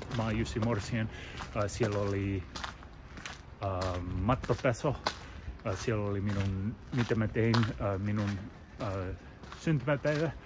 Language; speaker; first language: Finnish; non-native, learner; English